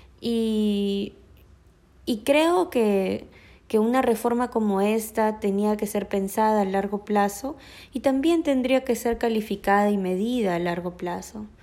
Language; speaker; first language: Spanish; native; Spanish